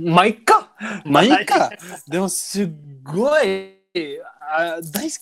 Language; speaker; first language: Japanese; non-native, learner; English